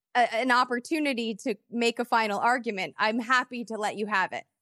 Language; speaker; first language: English; native; English